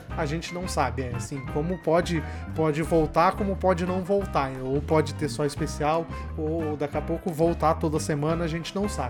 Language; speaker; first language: Portuguese; native; Portuguese